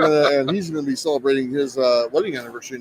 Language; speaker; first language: English; native; English